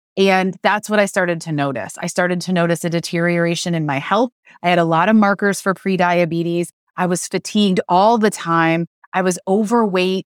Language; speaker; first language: English; native; English